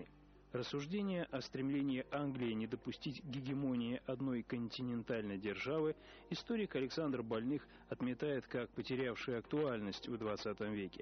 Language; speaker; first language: Russian; native; Russian